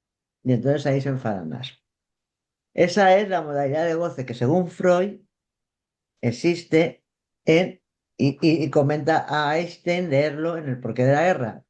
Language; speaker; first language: Spanish; native; Spanish